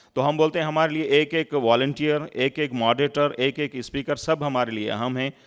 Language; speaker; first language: Urdu; non-native, local second language; Sindhi